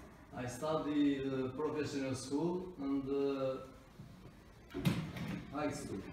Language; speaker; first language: English; non-native, learner; Albanian